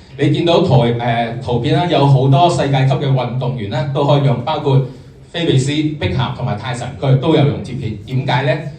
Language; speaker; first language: Cantonese; native; Cantonese